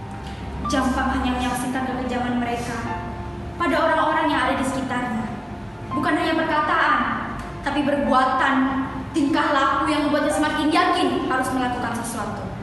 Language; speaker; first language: Indonesian; native; Indonesian